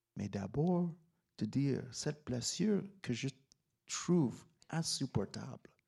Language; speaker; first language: French; non-native, fluent; English